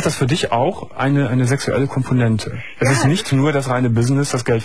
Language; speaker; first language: German; native; German